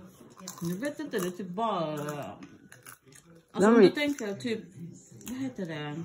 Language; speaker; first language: Swedish; early bilingual, other home language; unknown